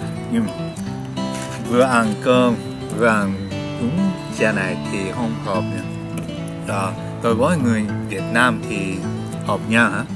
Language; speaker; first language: Vietnamese; non-native, learner; Japanese